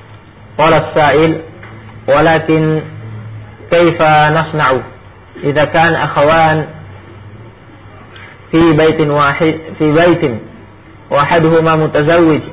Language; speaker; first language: Arabic; non-native, fluent; Indonesian